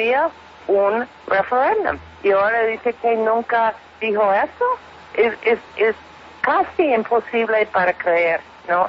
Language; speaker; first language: Spanish; non-native, fluent; English